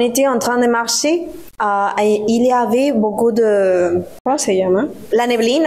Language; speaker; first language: French; non-native, learner; Spanish